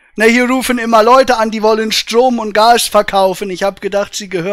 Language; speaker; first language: German; native; German